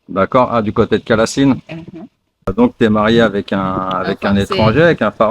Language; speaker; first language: French; native; French